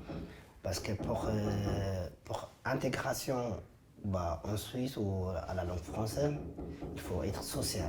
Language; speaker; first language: French; non-native, fluent; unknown